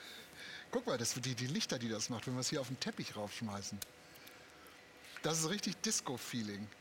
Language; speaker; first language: German; native; German